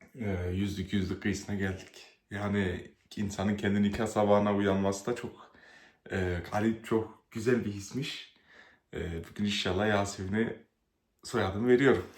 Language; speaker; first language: Turkish; early bilingual, heritage; Turkish